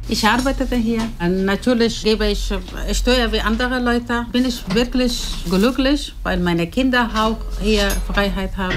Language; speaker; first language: German; non-native, learner; Persian